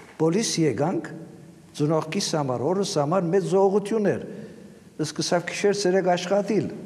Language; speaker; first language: Armenian; early bilingual, heritage; Armenian